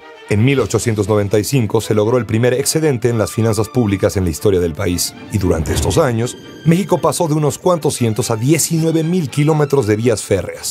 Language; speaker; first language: Spanish; native; Spanish